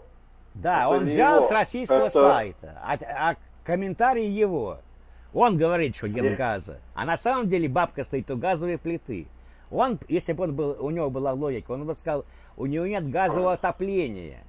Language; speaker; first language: Russian; native; Russian